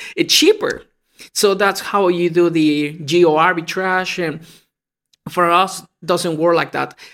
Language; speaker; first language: English; non-native, fluent; Spanish